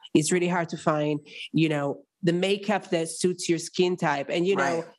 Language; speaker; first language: English; non-native, fluent; Italian